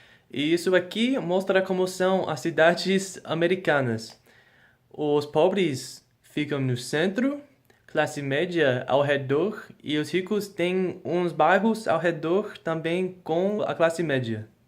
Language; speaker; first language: Portuguese; non-native, fluent; English